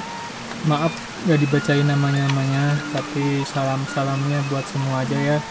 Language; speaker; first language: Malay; non-native, local second language; Javanese